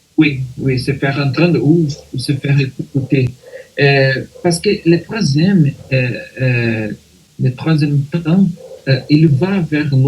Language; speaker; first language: French; non-native, fluent; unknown